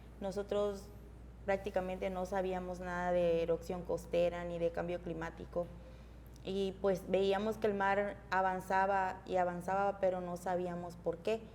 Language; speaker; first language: Spanish; native; Spanish